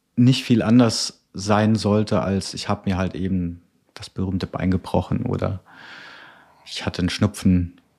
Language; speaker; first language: German; native; German